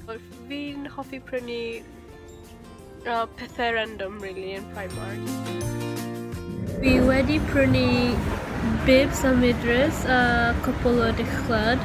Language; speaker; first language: Welsh; non-native, learner; Malay